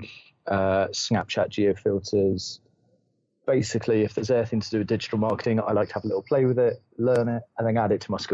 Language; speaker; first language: English; native; English